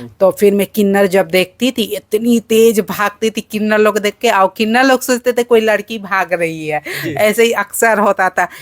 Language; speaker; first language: Hindi; early bilingual, other home language; Bangla